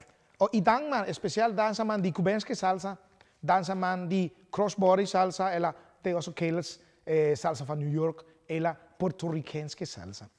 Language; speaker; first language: Danish; non-native, fluent; Spanish